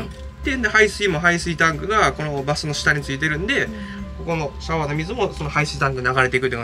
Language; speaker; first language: Japanese; native; Japanese